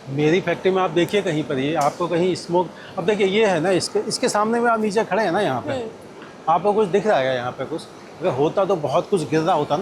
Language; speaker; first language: Hindi; native; Hindi